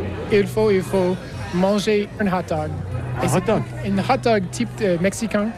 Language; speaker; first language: French; non-native, fluent; English